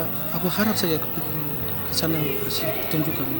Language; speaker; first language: Indonesian; early bilingual, heritage; Indonesian